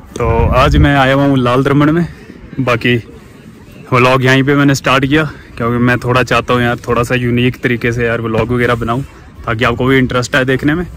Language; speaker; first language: Hindi; native; Hindi